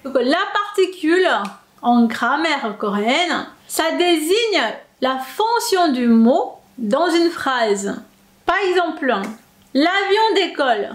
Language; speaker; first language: French; non-native, fluent; Korean